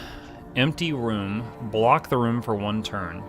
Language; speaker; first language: English; native; English